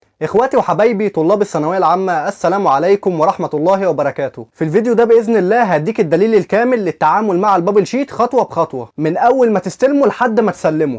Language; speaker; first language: Arabic; native; Arabic